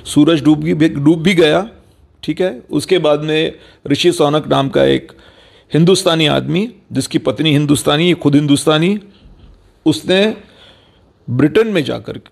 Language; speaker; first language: Hindi; non-native, local second language; Marathi